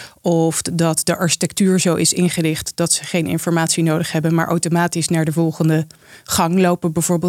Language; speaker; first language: Dutch; native; Dutch